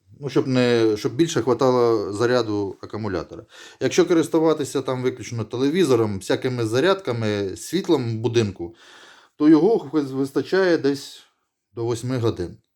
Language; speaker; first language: Ukrainian; native; Ukrainian